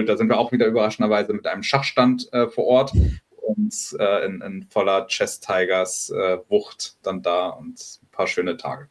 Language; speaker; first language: German; native; German